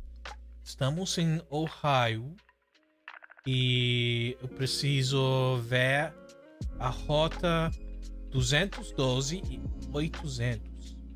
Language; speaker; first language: Portuguese; non-native, fluent; English